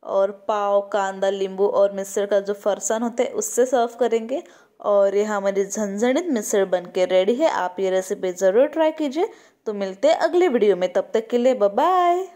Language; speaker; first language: Hindi; non-native, local second language; Marathi